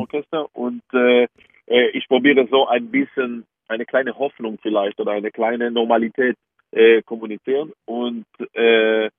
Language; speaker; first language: German; non-native, fluent; Hebrew